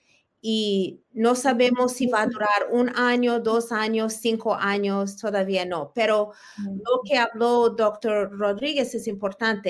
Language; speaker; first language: Spanish; early bilingual, heritage; Spanish